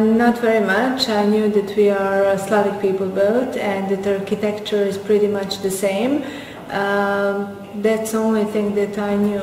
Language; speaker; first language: English; non-native, fluent; Serbian